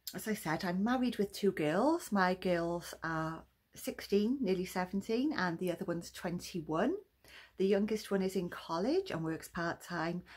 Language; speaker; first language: English; native; English